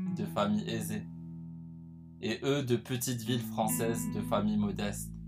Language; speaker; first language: French; non-native, local second language; Arabic